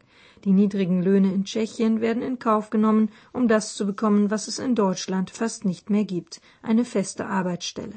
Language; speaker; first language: German; native; German